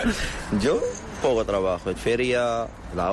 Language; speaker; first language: Spanish; non-native, learner; Arabic